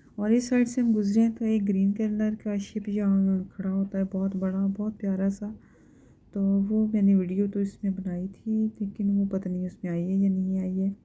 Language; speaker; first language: Urdu; native; Urdu